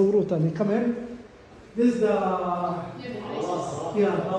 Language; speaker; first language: English; non-native, learner; Arabic